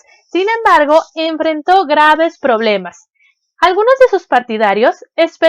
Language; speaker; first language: Spanish; native; Spanish